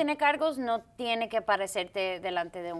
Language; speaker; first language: Spanish; early bilingual, heritage; Spanish